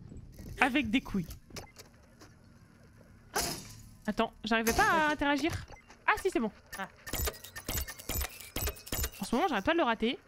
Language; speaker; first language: French; native; French